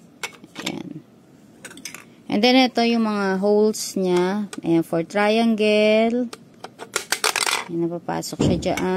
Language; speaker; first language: Filipino; native; Filipino